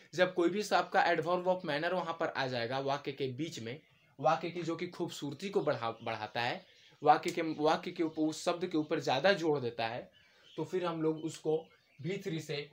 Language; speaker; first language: Hindi; native; Hindi